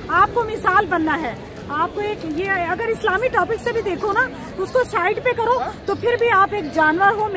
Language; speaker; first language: Urdu; non-native, local second language; Punjabi